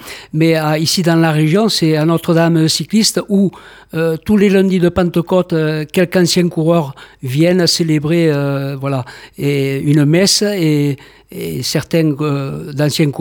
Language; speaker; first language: French; native; French